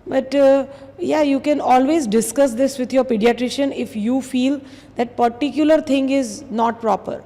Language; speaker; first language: English; non-native, local second language; Gujarati